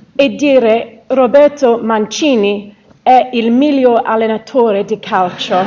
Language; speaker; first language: Italian; non-native, learner; English